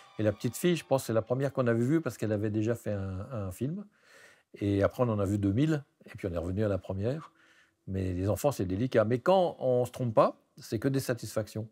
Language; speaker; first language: French; native; French